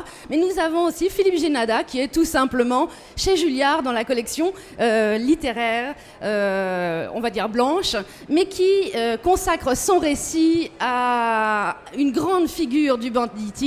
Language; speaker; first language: French; native; French